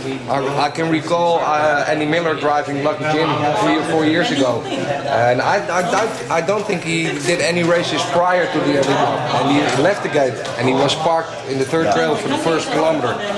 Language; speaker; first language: English; non-native, fluent; Dutch